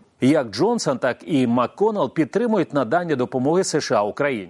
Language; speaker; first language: Ukrainian; native; Ukrainian